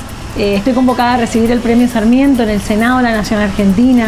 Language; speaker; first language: Spanish; native; Spanish